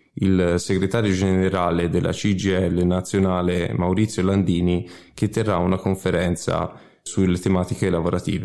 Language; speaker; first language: Italian; native; Italian